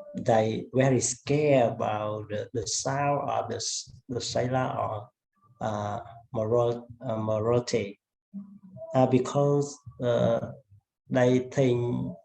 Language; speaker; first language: English; non-native, learner; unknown